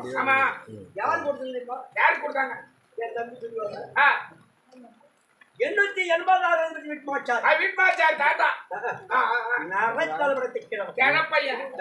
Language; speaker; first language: Tamil; native; Tamil